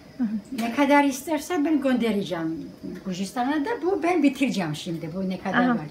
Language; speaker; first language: Turkish; non-native, learner; Georgian